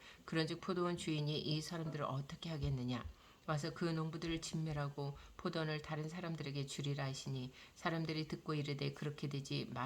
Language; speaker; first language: Korean; native; Korean